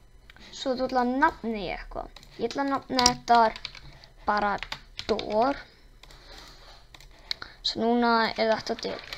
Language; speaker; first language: Icelandic; non-native, learner; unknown